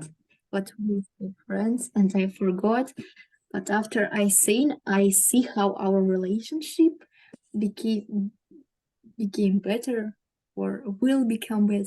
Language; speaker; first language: English; non-native, learner; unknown